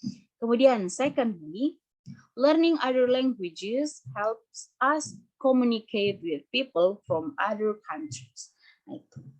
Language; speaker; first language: English; non-native, fluent; Indonesian